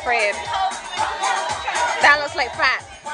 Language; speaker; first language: English; native; English